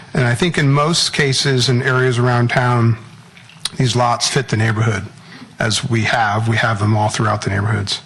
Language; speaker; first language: English; native; English